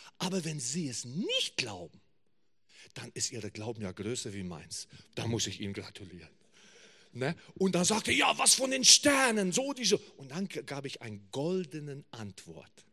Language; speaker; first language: German; non-native, fluent; English